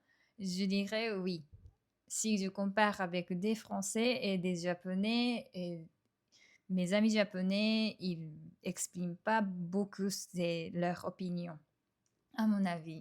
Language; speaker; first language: French; non-native, fluent; Japanese